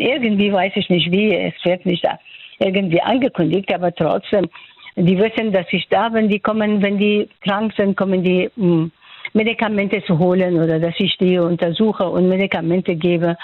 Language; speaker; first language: German; non-native, fluent; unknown